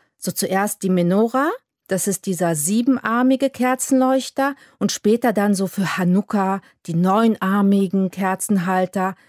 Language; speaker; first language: German; early bilingual, other home language; Polish